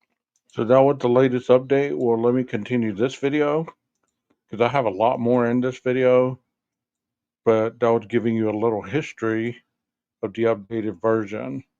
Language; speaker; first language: English; native; English